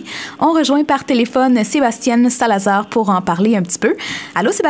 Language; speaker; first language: French; native; French